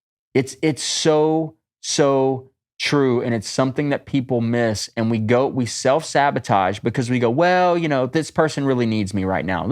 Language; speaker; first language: English; native; English